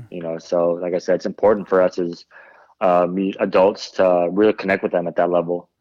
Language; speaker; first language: English; native; English